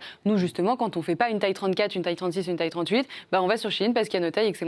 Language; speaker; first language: French; native; French